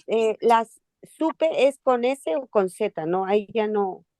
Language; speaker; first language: Spanish; native; Spanish